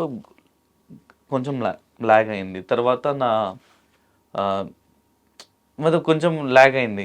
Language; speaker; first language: Telugu; non-native, local second language; Urdu